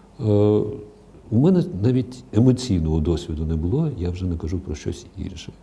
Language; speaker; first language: Ukrainian; non-native, local second language; Russian